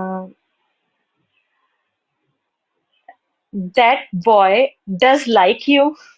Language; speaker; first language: English; non-native, learner; Hindi